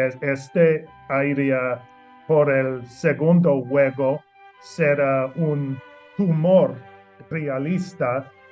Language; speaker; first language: Spanish; non-native, learner; English